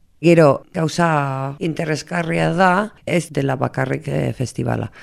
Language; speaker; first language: Basque; non-native, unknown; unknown